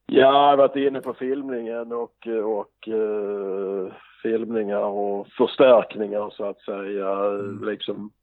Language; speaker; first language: Swedish; native; Swedish